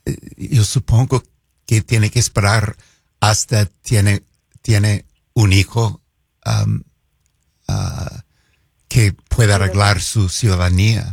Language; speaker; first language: Spanish; non-native, fluent; English